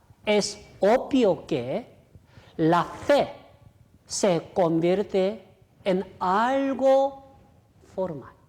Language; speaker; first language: Spanish; non-native, fluent; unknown